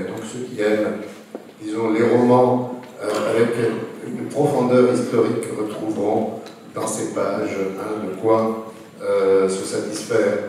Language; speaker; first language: French; non-native, fluent; Italian